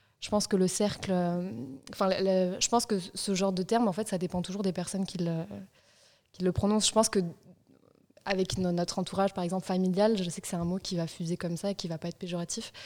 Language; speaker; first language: French; native; French